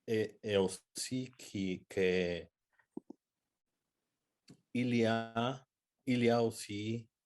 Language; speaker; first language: French; non-native, learner; Spanish